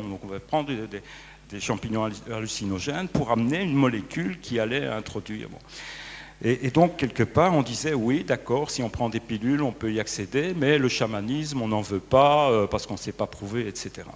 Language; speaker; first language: French; native; French